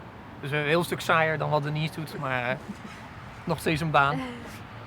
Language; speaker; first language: Dutch; native; Dutch